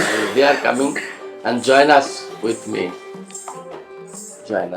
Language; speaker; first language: English; non-native, learner; Bangla